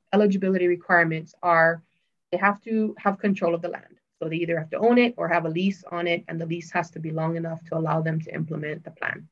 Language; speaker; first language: English; native; English